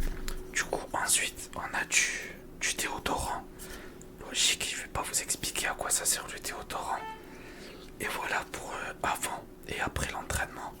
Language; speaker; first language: French; native; French